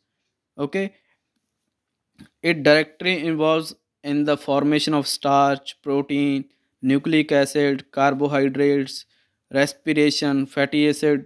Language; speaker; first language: English; non-native, local second language; Punjabi